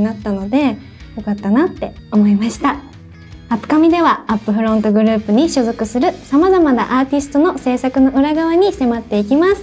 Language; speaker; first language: Japanese; native; Japanese